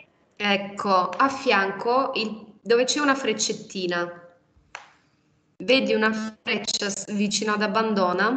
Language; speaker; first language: Italian; native; Italian